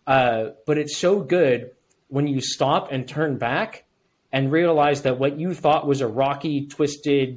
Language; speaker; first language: English; native; English